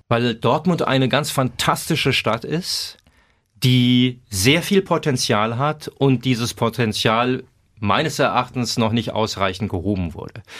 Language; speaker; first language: German; native; German